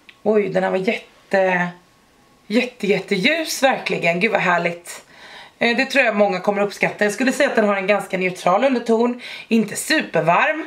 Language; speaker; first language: Swedish; native; Swedish